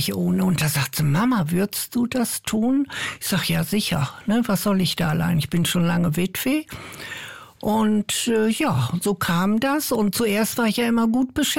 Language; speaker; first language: German; native; German